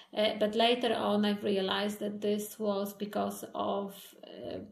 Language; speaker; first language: English; non-native, fluent; Polish